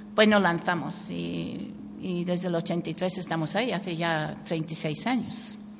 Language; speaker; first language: Spanish; non-native, fluent; English